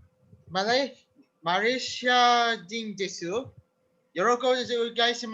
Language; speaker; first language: Japanese; non-native, learner; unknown